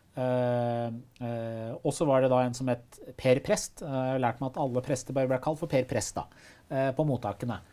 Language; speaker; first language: Norwegian; early bilingual, other home language; Persian